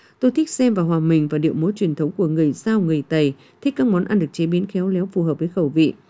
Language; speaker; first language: Vietnamese; native; Vietnamese